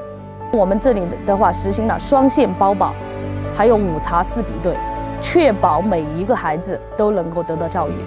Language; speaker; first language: Chinese; native; Chinese